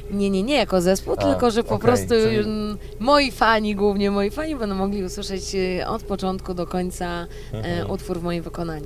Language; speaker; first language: Polish; native; Polish